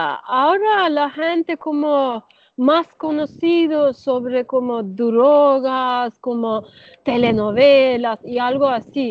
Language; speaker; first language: Spanish; non-native, learner; Turkish